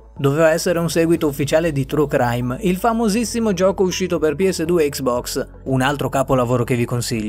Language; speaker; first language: Italian; native; Italian